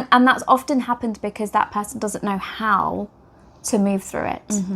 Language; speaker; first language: English; native; English